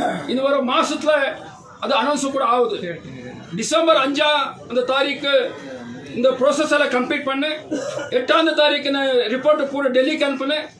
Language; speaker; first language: Tamil; non-native, learner; Kannada